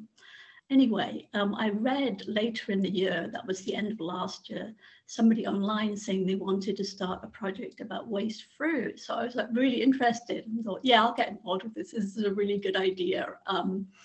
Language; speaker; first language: English; native; English